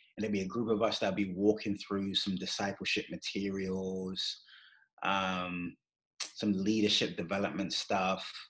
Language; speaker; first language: English; native; English